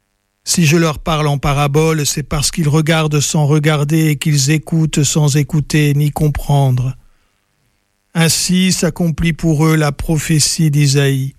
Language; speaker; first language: French; native; French